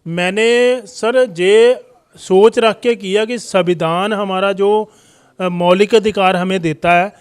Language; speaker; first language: Hindi; non-native, local second language; Punjabi